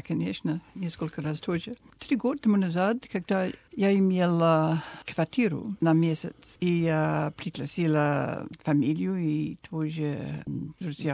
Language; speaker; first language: Russian; non-native, fluent; English